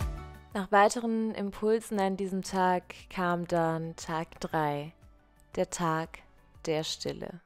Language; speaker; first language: German; native; German